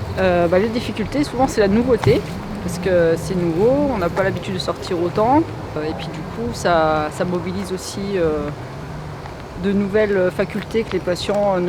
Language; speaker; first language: French; native; French